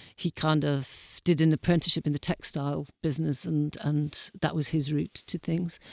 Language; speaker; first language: English; native; English